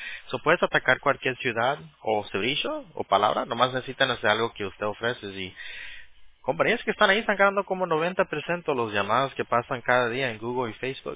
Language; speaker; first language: Spanish; early bilingual, heritage; Spanish